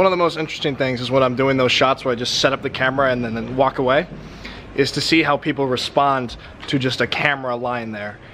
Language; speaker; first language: English; native; English